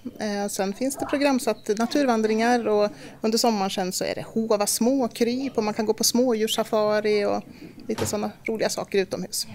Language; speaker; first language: Swedish; native; Swedish